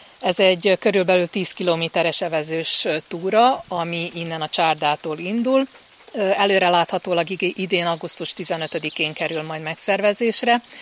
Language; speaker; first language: Hungarian; native; Hungarian